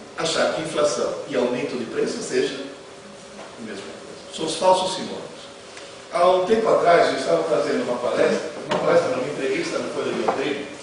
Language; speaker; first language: Portuguese; non-native, fluent; Italian